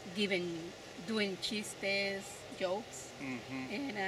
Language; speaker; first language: English; non-native, learner; Spanish